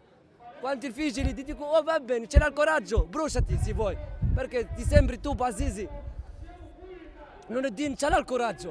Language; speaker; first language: Italian; non-native, learner; Arabic